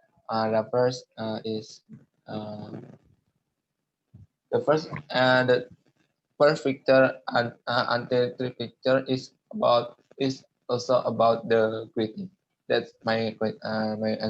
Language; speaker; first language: English; non-native, learner; Indonesian